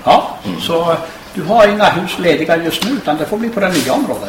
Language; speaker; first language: Swedish; native; Swedish